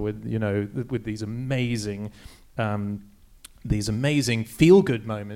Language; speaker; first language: English; native; English